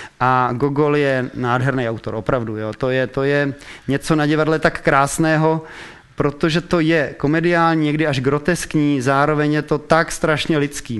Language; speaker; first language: Czech; native; Czech